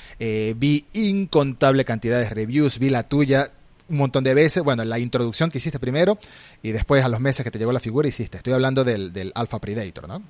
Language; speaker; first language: Spanish; native; Spanish